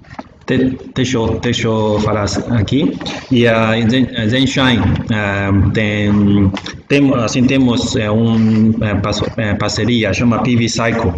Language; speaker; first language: Portuguese; non-native, learner; Chinese